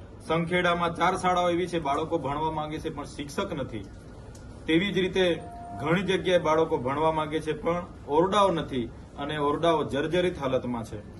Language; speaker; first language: Gujarati; non-native, local second language; Vasavi